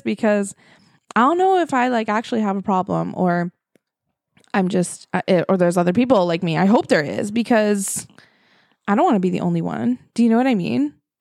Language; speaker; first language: English; early bilingual, other home language; Persian